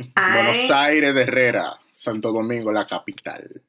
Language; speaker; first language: English; non-native, learner; Spanish